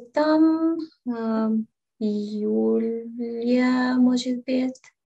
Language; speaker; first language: Russian; non-native, learner; Bulgarian